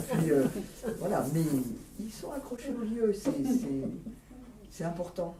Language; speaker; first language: French; native; French